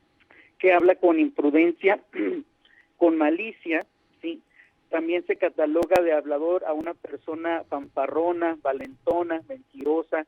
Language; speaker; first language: Spanish; native; Spanish